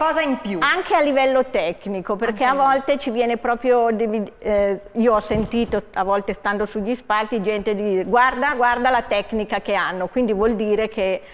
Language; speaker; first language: Italian; native; Italian